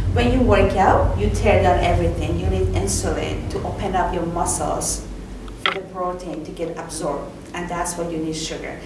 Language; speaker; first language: English; non-native, fluent; Persian